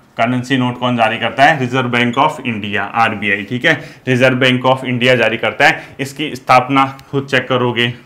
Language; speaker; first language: Hindi; native; Hindi